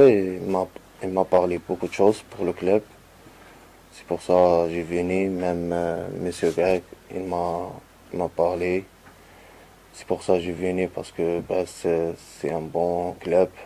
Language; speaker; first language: French; non-native, learner; Arabic